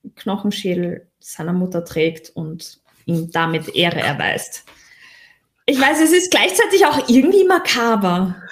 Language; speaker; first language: German; native; German